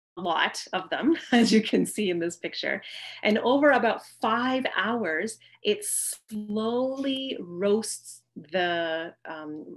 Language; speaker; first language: English; native; English